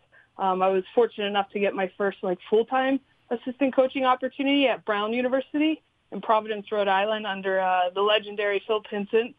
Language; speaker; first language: English; native; English